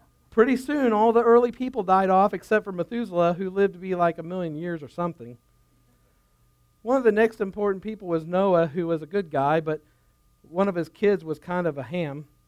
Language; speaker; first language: English; native; English